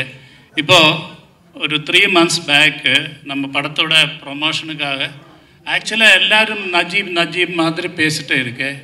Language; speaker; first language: Tamil; non-native, learner; Malayalam